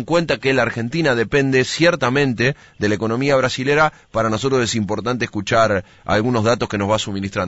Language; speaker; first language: Spanish; native; Spanish